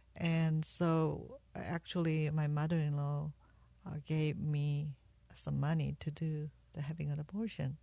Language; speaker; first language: English; non-native, fluent; Korean